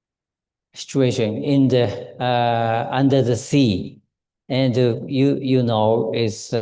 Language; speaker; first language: English; non-native, learner; Japanese